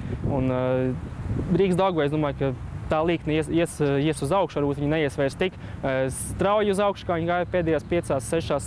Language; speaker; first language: Latvian; native; Latvian